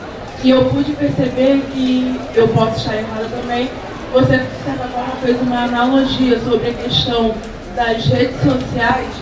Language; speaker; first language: Portuguese; native; Portuguese